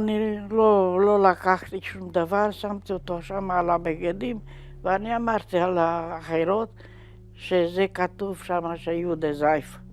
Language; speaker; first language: Hebrew; non-native, fluent; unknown